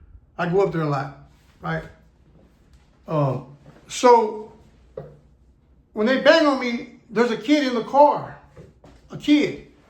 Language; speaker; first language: English; native; English